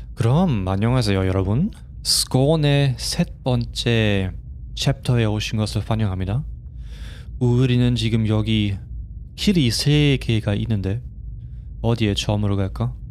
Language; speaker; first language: Korean; non-native, fluent; German